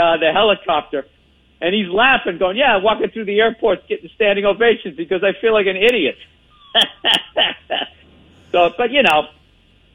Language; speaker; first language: English; native; English